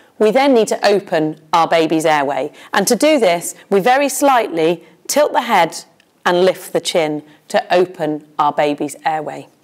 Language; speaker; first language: English; native; English